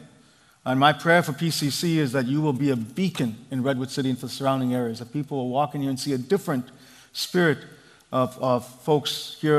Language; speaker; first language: English; non-native, local second language; Malayalam